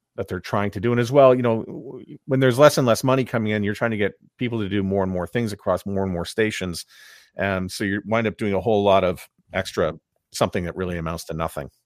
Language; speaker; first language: English; native; English